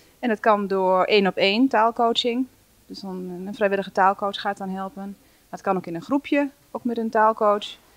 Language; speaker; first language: Dutch; native; Dutch